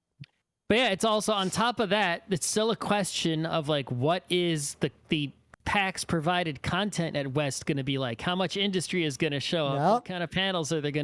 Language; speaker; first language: English; native; English